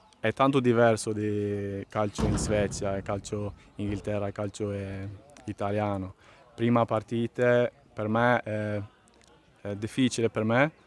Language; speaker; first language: Italian; non-native, learner; Swedish